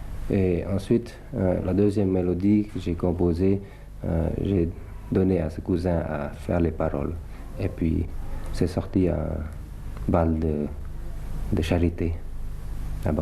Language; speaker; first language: French; early bilingual, other home language; Thai